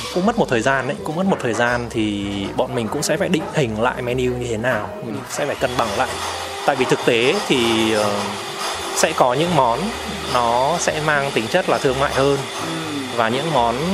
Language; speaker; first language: Vietnamese; native; Vietnamese